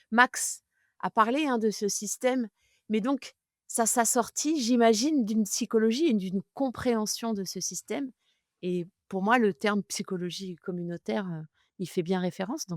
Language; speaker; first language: French; native; French